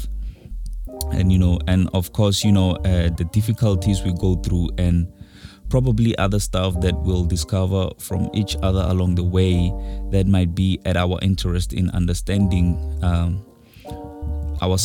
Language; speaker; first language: English; non-native, local second language; Tswana